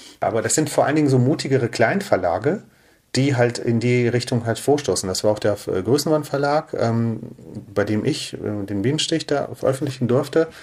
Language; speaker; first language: German; early bilingual, other home language; Russian